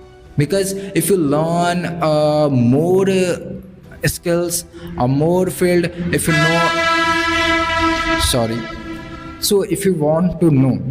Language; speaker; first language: English; non-native, learner; Bhojpuri